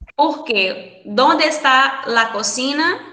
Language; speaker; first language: Spanish; non-native, fluent; Portuguese